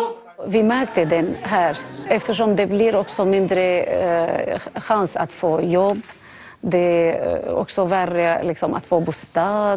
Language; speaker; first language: Swedish; non-native, fluent; Arabic